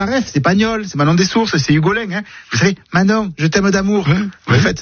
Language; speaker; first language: French; native; French